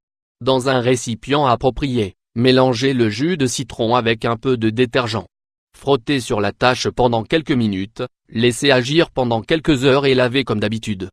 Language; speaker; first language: French; native; French